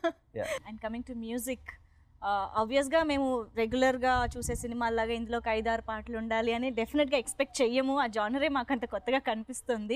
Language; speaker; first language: Telugu; native; Telugu